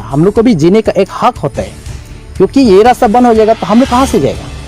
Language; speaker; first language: Hindi; non-native, local second language; Karbi